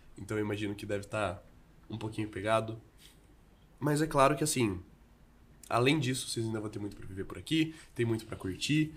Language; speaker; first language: Portuguese; native; Portuguese